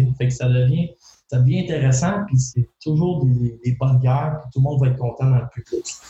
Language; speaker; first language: French; native; French